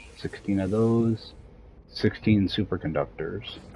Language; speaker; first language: English; native; English